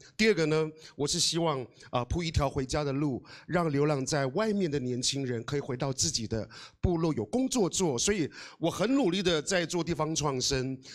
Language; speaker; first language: Chinese; non-native, local second language; Amis